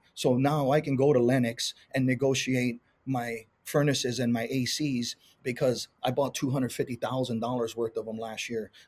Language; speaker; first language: English; native; English